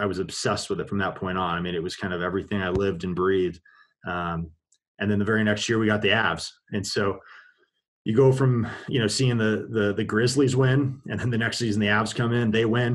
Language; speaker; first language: English; native; English